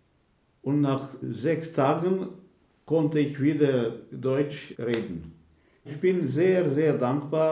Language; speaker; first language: German; non-native, fluent; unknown